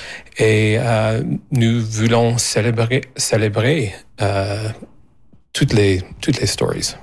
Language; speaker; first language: French; non-native, learner; English